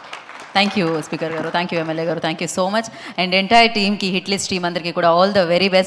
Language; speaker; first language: Telugu; native; Telugu